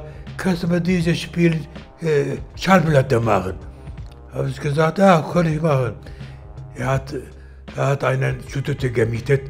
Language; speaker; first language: German; non-native, learner; Turkish